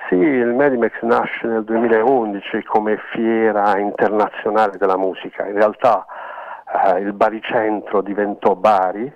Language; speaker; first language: Italian; native; Italian